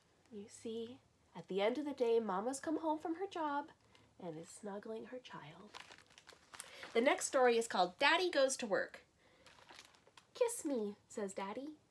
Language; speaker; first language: English; native; English